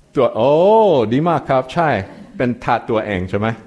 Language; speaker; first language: Thai; non-native, fluent; English